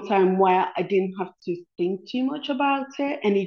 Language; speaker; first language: English; non-native, local second language; Krio